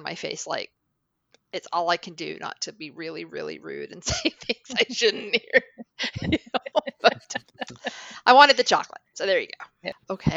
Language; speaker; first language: English; native; English